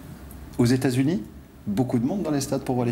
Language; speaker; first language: French; native; French